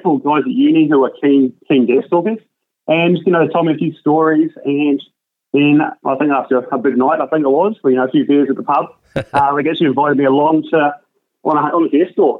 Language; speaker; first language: English; native; English